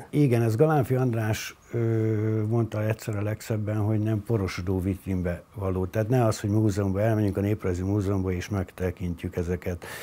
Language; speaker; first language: Hungarian; native; Hungarian